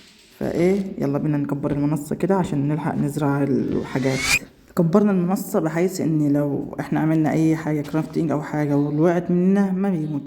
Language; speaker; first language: Arabic; native; Arabic